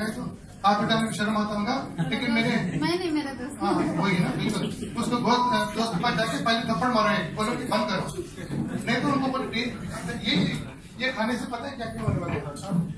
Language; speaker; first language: Hindi; native; Hindi